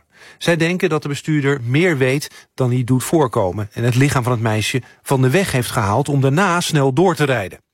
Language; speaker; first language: Dutch; native; Dutch